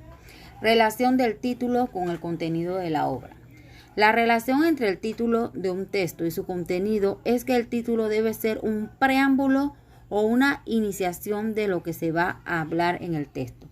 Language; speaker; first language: Spanish; native; Spanish